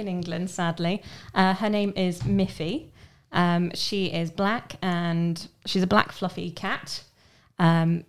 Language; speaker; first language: English; native; English